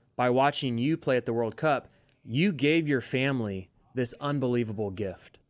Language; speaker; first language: English; native; English